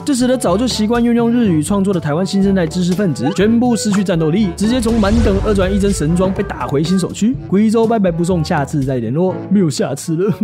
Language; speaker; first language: Chinese; native; Chinese